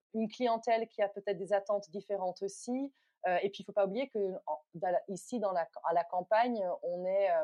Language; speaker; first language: French; non-native, fluent; Dutch